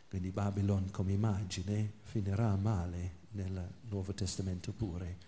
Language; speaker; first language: Italian; non-native, fluent; English